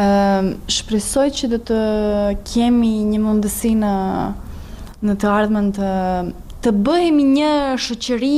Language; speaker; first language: Albanian; non-native, learner; Serbian